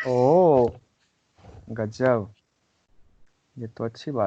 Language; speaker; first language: Hindi; native; Hindi